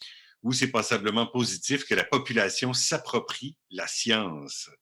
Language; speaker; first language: French; native; French